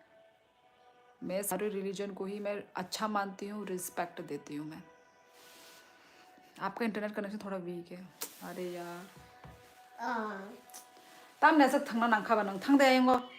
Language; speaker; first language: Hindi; non-native, local second language; Kok Borok